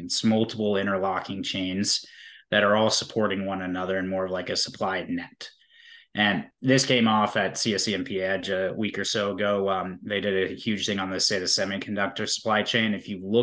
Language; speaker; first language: English; native; English